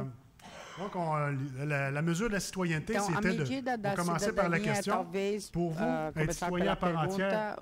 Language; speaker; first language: French; native; French